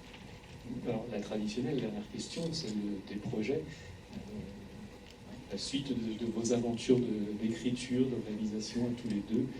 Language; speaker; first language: French; native; French